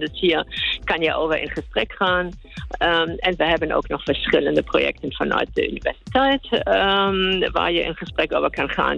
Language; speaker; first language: Dutch; non-native, fluent; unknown